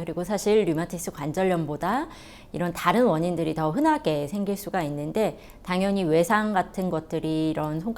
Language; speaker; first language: Korean; native; Korean